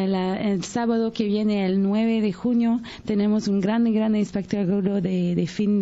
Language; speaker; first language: Spanish; early bilingual, heritage; Spanish